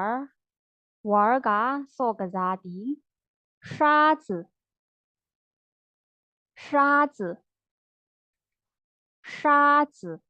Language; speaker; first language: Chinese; non-native, fluent; Burmese